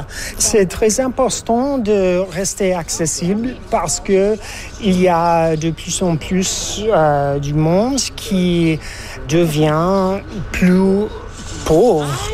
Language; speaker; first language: French; non-native, learner; English